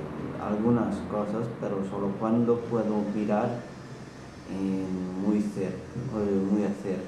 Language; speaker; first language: Spanish; non-native, fluent; Hungarian